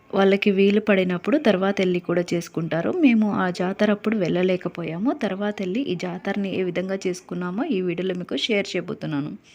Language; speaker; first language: Telugu; native; Telugu